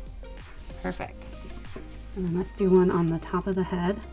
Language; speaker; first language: English; native; English